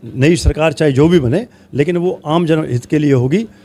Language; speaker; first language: Hindi; native; Hindi